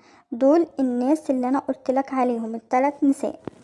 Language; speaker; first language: Arabic; native; Arabic